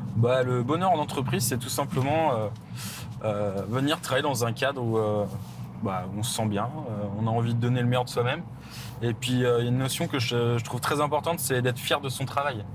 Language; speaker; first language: French; native; French